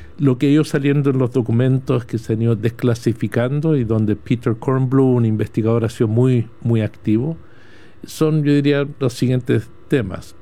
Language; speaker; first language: Spanish; early bilingual, heritage; Spanish